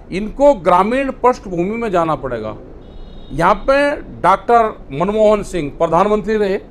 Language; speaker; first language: Hindi; native; Hindi